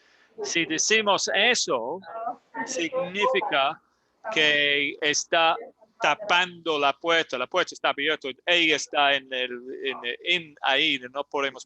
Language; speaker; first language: Spanish; non-native, learner; English